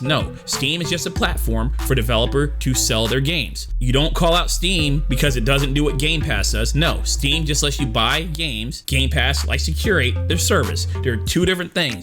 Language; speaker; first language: English; native; English